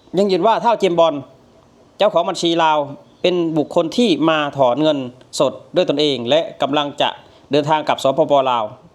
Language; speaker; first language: Thai; native; Thai